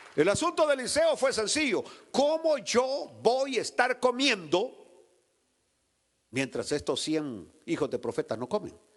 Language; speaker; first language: Spanish; native; Spanish